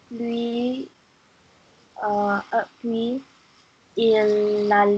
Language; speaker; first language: French; non-native, learner; English